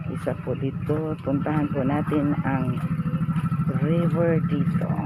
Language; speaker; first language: Filipino; non-native, local second language; Cebuano